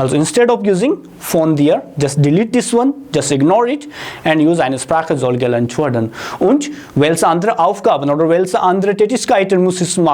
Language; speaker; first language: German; non-native, fluent; Hindi